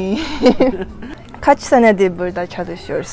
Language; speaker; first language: Turkish; early bilingual, heritage; Turkish